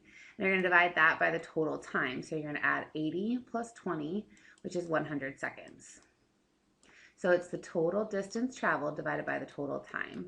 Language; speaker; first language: English; native; English